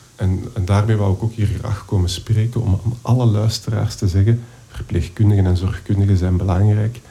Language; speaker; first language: Dutch; native; Dutch